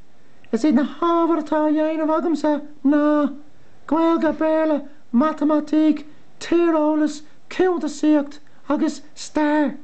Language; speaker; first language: Irish; non-native, local second language; English